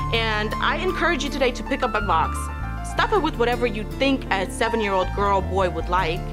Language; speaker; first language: English; early bilingual, other home language; Ukrainian